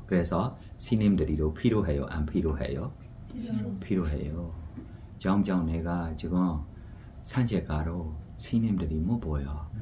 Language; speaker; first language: Korean; non-native, fluent; Burmese